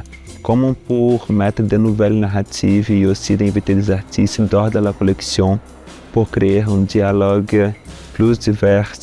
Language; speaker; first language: French; non-native, fluent; Portuguese